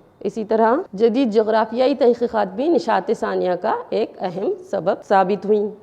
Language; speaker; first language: Urdu; native; Urdu